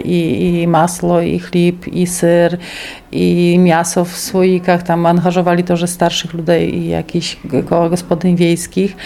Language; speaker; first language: Polish; non-native, local second language; Ukrainian